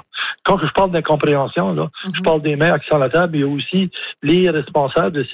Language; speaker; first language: French; native; French